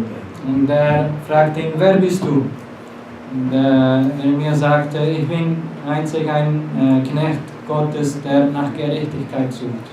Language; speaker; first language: German; non-native, fluent; Portuguese